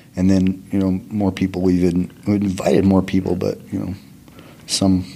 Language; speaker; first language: English; native; English